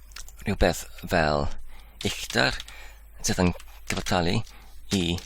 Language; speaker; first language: Welsh; non-native, learner; English